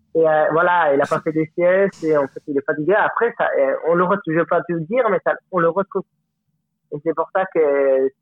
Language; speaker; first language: French; non-native, fluent; Spanish